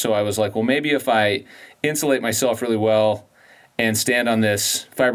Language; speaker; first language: English; native; English